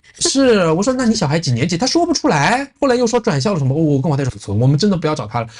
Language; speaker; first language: Chinese; native; Chinese